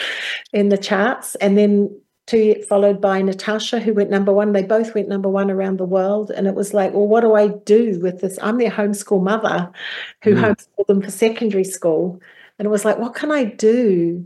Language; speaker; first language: English; native; English